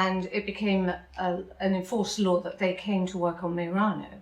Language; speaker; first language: English; native; English